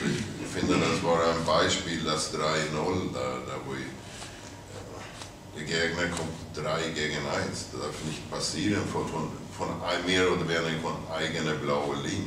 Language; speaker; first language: German; non-native, fluent; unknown